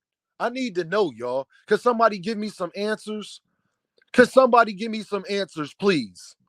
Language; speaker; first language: English; native; English